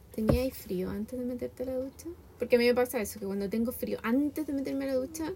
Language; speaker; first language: Spanish; native; Spanish